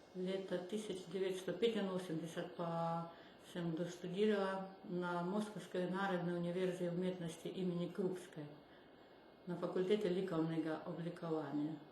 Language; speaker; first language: Slovenian; non-native, fluent; Russian